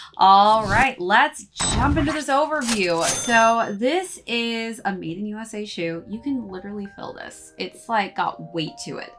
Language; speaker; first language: English; native; English